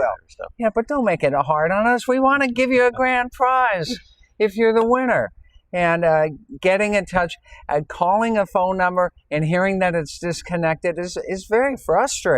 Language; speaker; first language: English; native; English